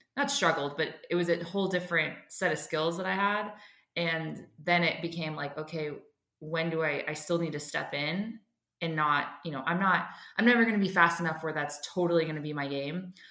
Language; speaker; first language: English; native; English